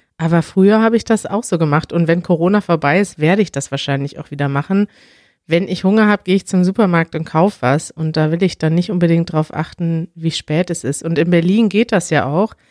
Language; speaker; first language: German; native; German